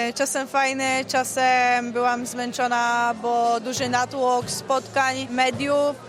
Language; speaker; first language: Polish; native; Polish